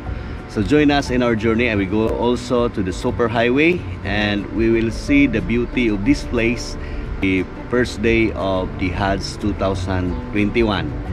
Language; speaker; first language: English; non-native, local second language; Filipino